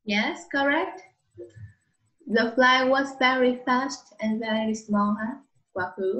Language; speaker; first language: English; non-native, learner; Vietnamese